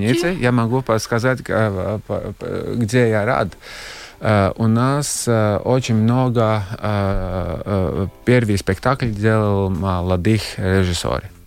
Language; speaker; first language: Russian; non-native, local second language; Latvian